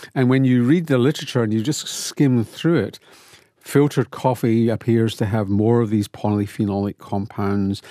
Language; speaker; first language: English; native; English